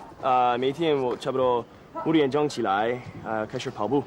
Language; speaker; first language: Chinese; non-native, learner; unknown